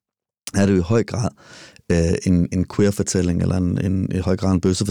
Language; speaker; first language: Danish; native; Danish